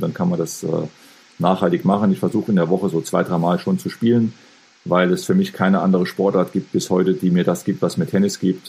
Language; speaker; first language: German; native; German